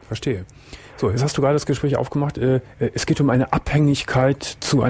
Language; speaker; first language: German; native; German